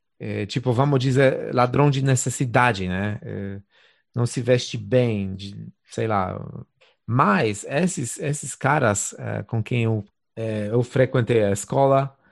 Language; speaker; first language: Portuguese; non-native, fluent; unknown